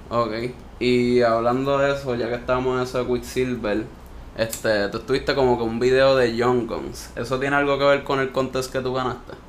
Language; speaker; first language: Spanish; native; Spanish